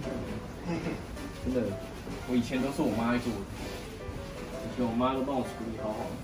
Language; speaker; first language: Chinese; native; Chinese